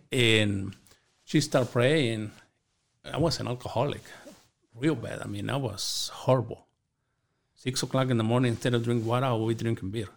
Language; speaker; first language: English; non-native, learner; Spanish